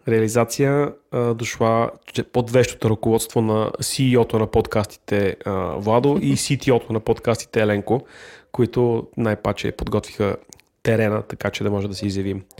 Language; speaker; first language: Bulgarian; native; Bulgarian